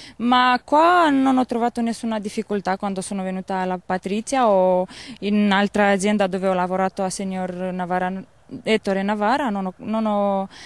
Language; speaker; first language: Italian; non-native, learner; Romanian